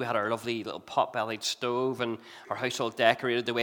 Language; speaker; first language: English; native; English